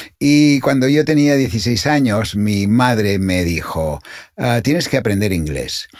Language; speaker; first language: Spanish; non-native, local second language; Catalan